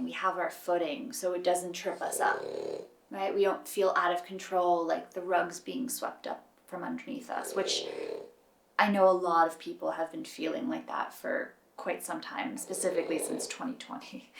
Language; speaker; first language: English; native; English